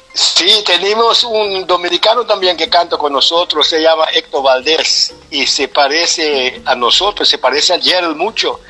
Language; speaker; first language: Spanish; non-native, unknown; Papiamento